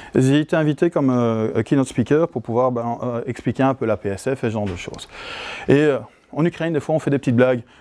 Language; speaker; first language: French; native; French